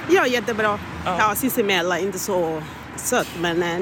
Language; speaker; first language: Swedish; non-native, fluent; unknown